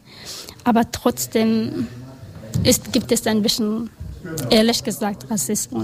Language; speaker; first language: German; non-native, learner; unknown